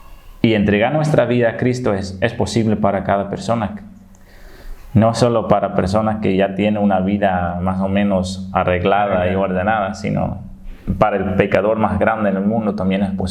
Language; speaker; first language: Spanish; non-native, fluent; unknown